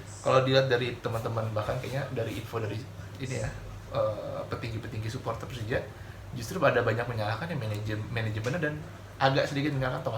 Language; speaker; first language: Indonesian; native; Indonesian